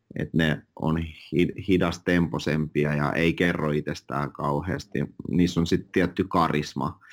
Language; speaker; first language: Finnish; early bilingual, other home language; Russian